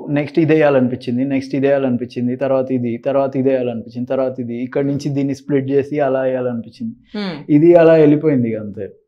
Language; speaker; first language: Telugu; native; Telugu